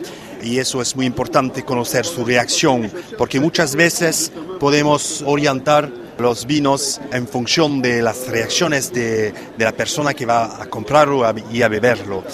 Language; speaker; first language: Spanish; non-native, fluent; French